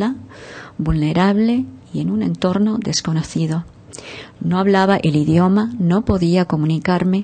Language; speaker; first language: Spanish; native; Spanish